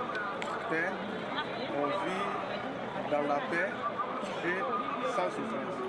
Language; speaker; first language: French; non-native, local second language; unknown